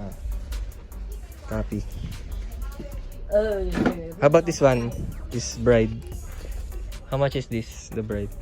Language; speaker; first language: English; non-native, local second language; Filipino